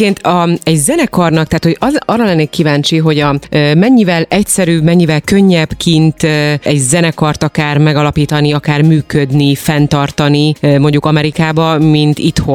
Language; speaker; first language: Hungarian; native; Hungarian